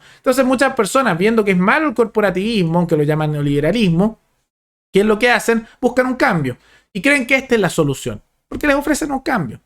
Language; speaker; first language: Spanish; native; Spanish